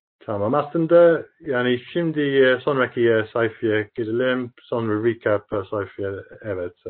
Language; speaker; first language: Turkish; non-native, learner; English